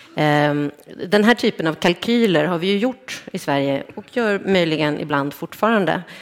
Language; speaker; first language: Swedish; native; Swedish